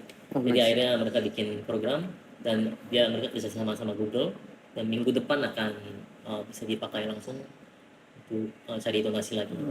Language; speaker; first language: Indonesian; non-native, fluent; Korean